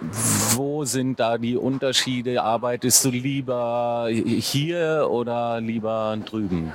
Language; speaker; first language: German; native; German